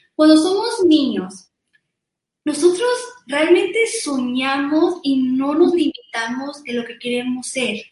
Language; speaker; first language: Spanish; early bilingual, heritage; Spanish